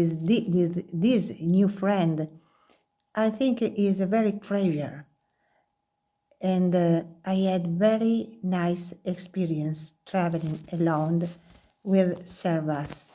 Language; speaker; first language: English; non-native, learner; Italian